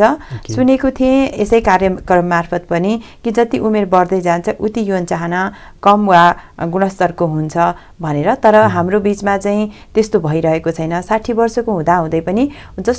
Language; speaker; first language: Nepali; native; Nepali